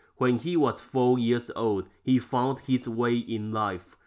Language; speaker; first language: English; non-native, fluent; Chinese